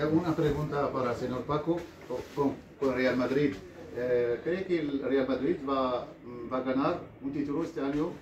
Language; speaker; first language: Spanish; non-native, learner; Arabic